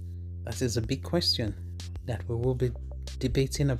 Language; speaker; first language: English; non-native, local second language; Yoruba